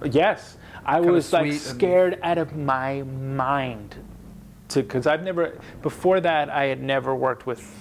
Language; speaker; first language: English; native; English